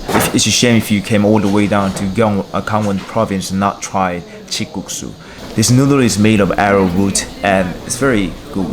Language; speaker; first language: English; non-native, learner; Korean